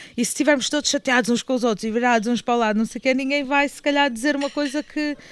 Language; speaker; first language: Portuguese; native; Portuguese